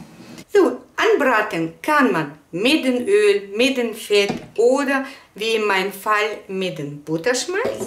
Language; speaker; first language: German; non-native, fluent; Russian